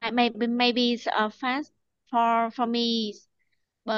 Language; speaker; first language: English; non-native, learner; Vietnamese